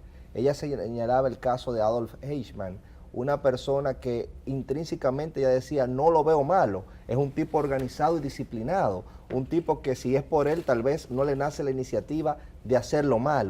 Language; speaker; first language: Spanish; native; Spanish